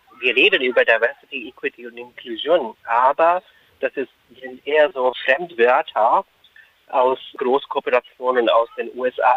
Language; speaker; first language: German; non-native, fluent; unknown